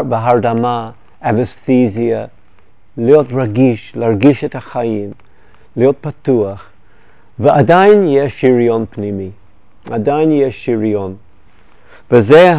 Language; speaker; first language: Hebrew; non-native, fluent; English